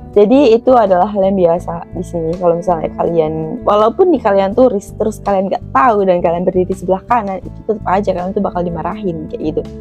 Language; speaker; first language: Indonesian; native; Indonesian